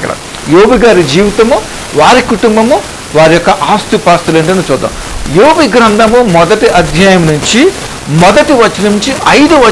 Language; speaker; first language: Telugu; native; Telugu